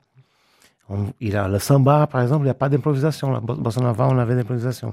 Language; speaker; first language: French; non-native, fluent; Portuguese